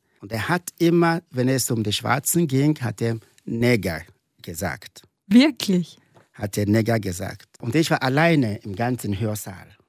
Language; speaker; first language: German; non-native, fluent; Igbo